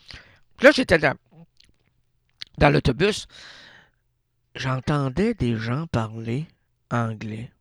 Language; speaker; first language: French; native; French